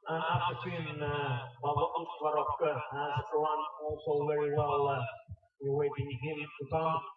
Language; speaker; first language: English; non-native, fluent; Finnish